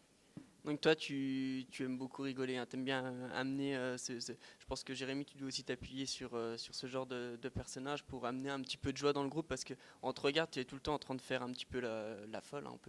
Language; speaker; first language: French; native; French